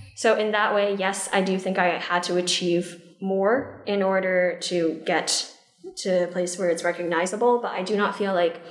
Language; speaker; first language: English; native; English